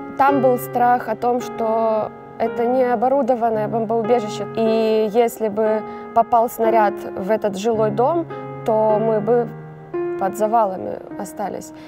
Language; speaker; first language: Russian; native; Russian